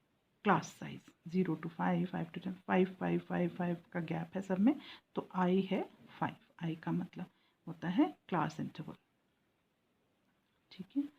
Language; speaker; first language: Hindi; native; Hindi